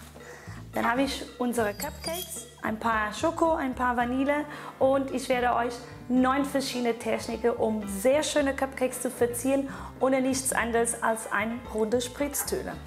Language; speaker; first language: German; non-native, fluent; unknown